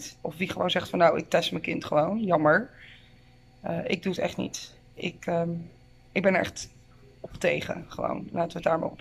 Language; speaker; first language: Dutch; native; Dutch